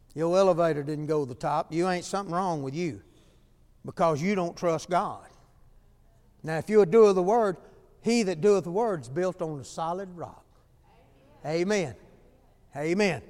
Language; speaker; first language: English; native; English